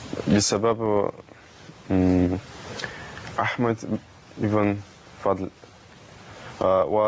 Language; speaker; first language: Arabic; non-native, learner; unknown